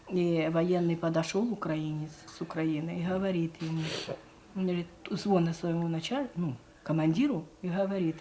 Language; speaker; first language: Russian; native; Russian